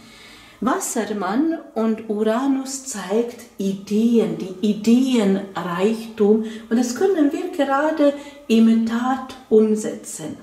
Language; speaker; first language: German; non-native, fluent; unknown